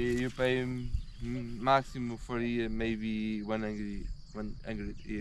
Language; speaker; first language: English; non-native, learner; Portuguese